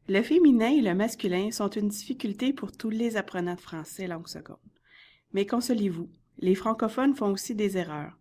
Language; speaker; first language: French; native; French